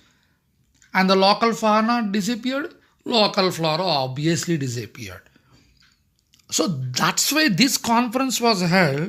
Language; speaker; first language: English; non-native, local second language; Telugu